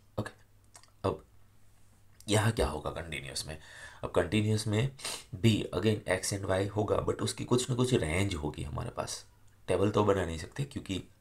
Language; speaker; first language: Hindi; non-native, local second language; Gujarati